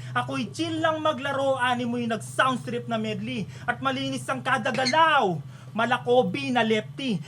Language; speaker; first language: Filipino; non-native, local second language; Pampanga